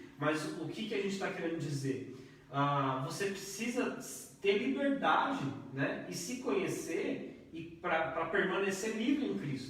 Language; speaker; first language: Portuguese; native; Portuguese